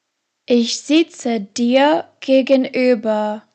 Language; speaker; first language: German; non-native, fluent; Slovak